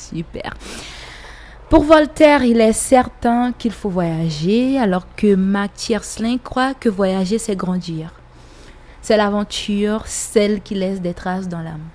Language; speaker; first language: French; native; French